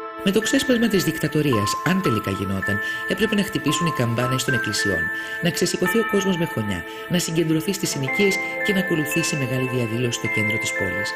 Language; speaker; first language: Greek; native; Greek